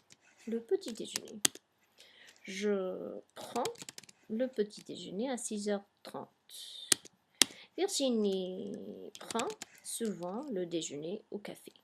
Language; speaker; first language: French; non-native, fluent; English